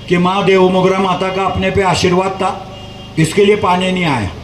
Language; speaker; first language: Hindi; non-native, local second language; Marathi